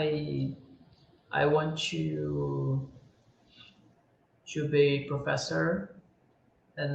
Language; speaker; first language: English; non-native, learner; Portuguese